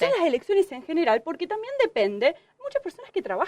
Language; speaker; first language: Spanish; native; Spanish